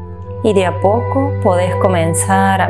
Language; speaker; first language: Spanish; native; Spanish